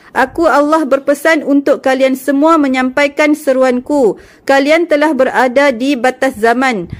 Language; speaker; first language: Malay; native; Malay